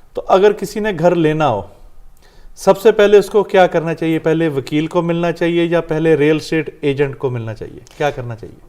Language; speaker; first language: Hindi; non-native, local second language; Punjabi